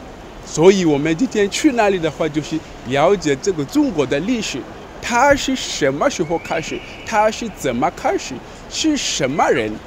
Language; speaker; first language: Chinese; non-native, fluent; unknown